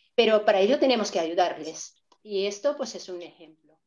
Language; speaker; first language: Spanish; non-native, fluent; Japanese